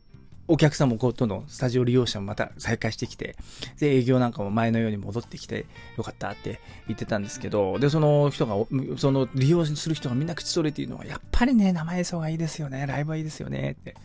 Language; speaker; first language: Japanese; native; Japanese